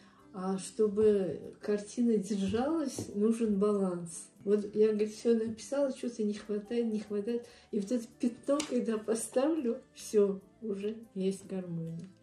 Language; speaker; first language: Russian; non-native, local second language; Tajik